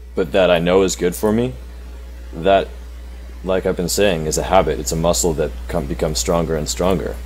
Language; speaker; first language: English; native; English